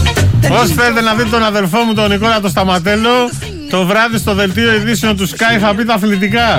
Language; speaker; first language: Greek; native; Greek